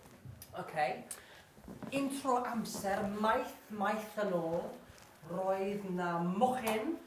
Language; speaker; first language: Welsh; non-native, learner; English